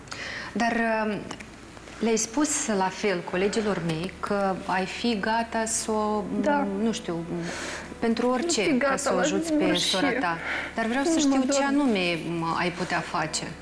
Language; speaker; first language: Romanian; native; Romanian